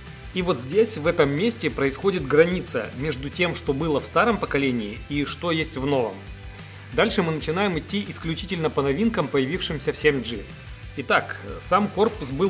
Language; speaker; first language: Russian; native; Russian